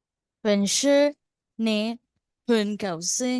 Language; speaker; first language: Chinese; non-native, learner; Filipino